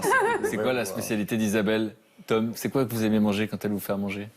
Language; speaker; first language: French; native; French